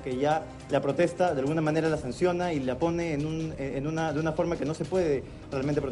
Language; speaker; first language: Spanish; native; Spanish